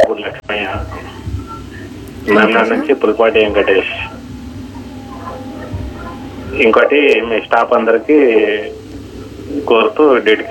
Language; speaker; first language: Telugu; native; Telugu